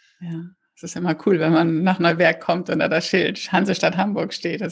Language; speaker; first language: German; native; German